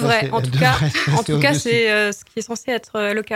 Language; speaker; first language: French; native; French